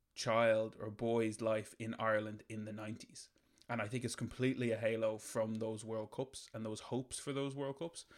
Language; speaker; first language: English; native; English